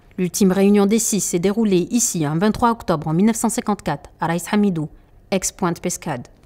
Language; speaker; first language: French; non-native, local second language; Arabic